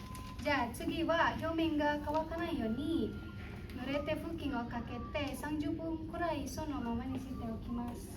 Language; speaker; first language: Japanese; non-native, learner; Indonesian